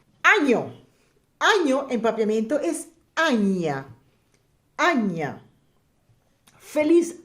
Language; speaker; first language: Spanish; non-native, local second language; Papiamento